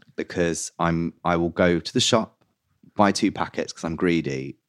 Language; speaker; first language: English; native; English